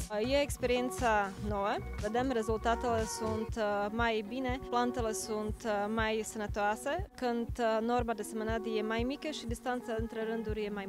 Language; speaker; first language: Romanian; non-native, learner; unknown